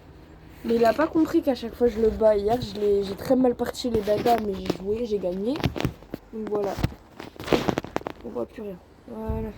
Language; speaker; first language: French; native; French